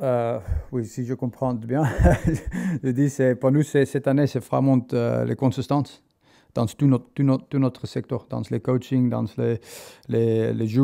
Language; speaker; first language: French; non-native, learner; English